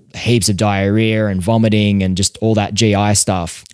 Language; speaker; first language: English; native; English